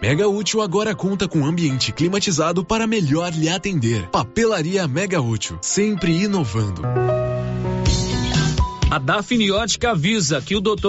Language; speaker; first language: Portuguese; native; Portuguese